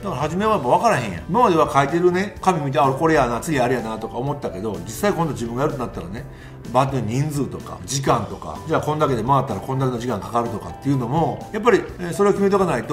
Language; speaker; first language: Japanese; native; Japanese